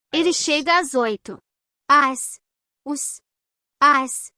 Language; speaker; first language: Portuguese; non-native, learner; English